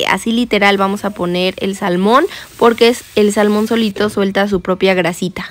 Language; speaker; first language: Spanish; native; Spanish